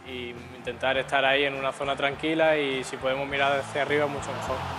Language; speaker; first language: Spanish; native; Spanish